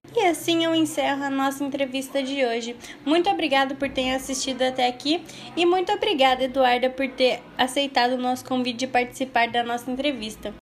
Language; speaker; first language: Portuguese; native; Portuguese